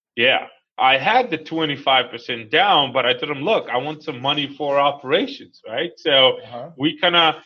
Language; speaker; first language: English; non-native, fluent; Hebrew